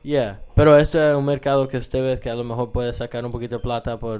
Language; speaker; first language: Spanish; early bilingual, heritage; Spanish